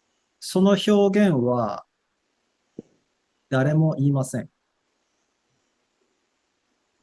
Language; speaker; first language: Japanese; non-native, fluent; English